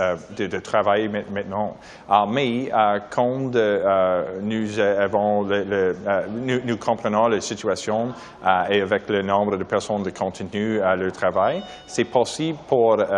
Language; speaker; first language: French; non-native, local second language; English